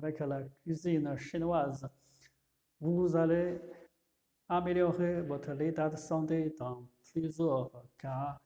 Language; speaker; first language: French; non-native, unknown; Chinese